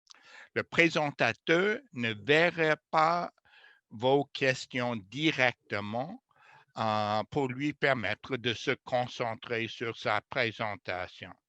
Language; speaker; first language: French; non-native, fluent; English